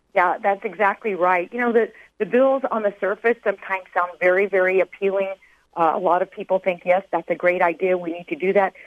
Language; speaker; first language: English; native; English